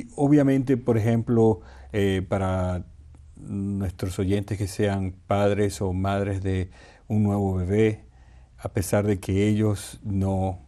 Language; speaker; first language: Spanish; native; Spanish